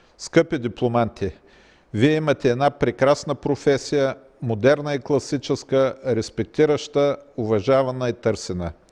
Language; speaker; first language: Bulgarian; native; Bulgarian